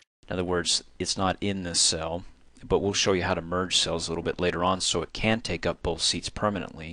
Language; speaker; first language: English; native; English